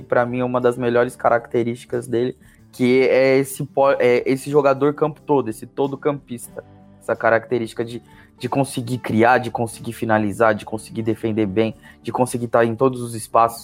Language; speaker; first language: Portuguese; native; Portuguese